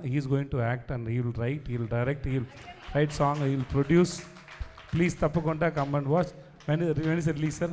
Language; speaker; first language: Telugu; non-native, learner; Tamil